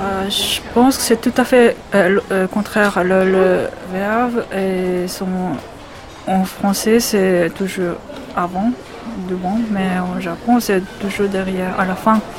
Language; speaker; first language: French; non-native, learner; Japanese